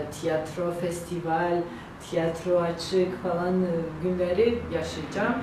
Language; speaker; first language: Turkish; non-native, learner; Georgian